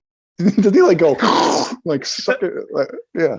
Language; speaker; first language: English; native; English